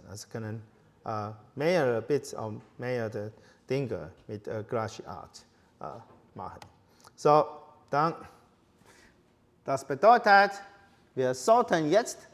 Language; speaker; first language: German; non-native, learner; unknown